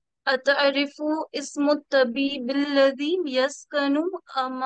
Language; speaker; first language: Arabic; non-native, learner; Urdu